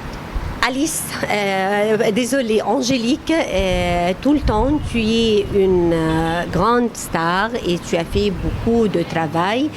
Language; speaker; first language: French; non-native, fluent; Arabic